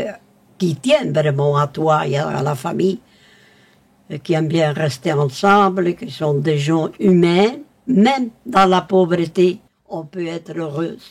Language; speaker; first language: French; non-native, local second language; Spanish